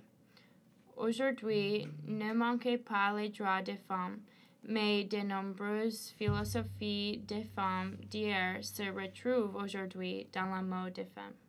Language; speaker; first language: French; non-native, learner; English